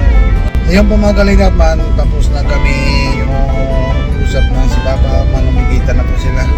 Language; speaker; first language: Filipino; non-native, local second language; Cebuano